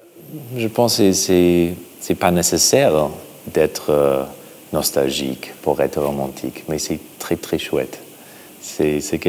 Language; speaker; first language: French; non-native, fluent; English